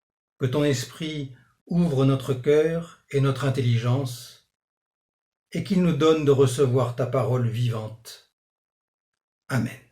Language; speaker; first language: French; native; French